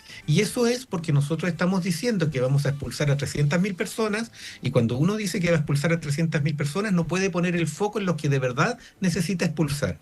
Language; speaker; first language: Spanish; native; Spanish